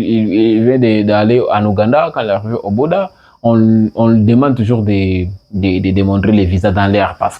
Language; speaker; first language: French; non-native, learner; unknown